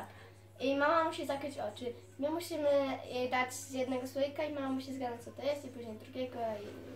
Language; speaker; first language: Polish; early bilingual, heritage; Polish